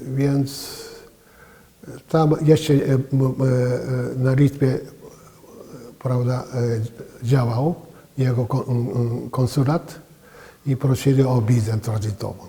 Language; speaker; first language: Polish; non-native, fluent; Japanese